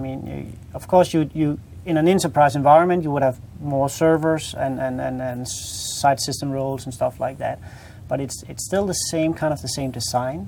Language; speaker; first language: English; non-native, fluent; Danish